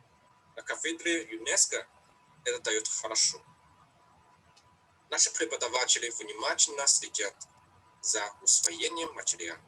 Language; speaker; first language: Russian; non-native, fluent; Chinese